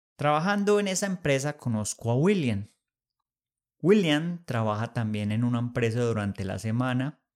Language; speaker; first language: Spanish; native; Spanish